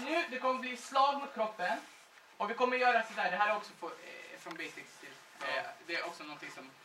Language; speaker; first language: Swedish; non-native, fluent; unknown